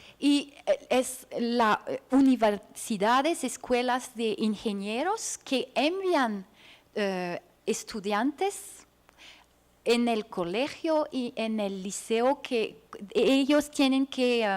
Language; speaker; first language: Spanish; non-native, fluent; French